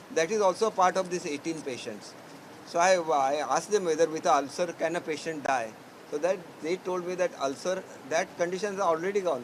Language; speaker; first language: English; non-native, local second language; Marathi